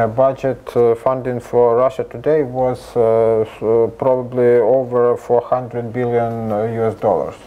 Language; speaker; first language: English; non-native, fluent; Ukrainian